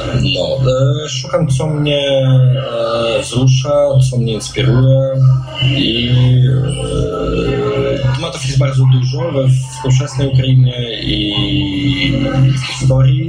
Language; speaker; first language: Polish; non-native, fluent; Russian